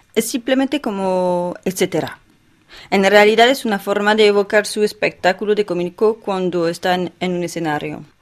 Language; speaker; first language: Spanish; non-native, fluent; French